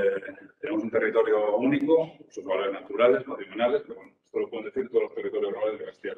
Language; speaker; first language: Spanish; native; Spanish